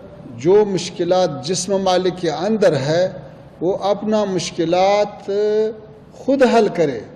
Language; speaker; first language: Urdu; non-native, fluent; Pashto